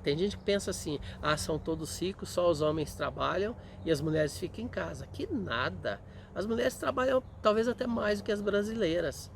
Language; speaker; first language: Portuguese; native; Portuguese